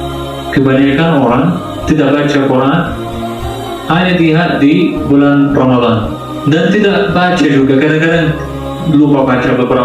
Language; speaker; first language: Indonesian; non-native, fluent; Arabic